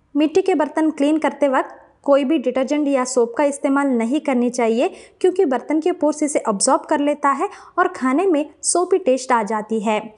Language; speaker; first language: Hindi; non-native, local second language; Kannada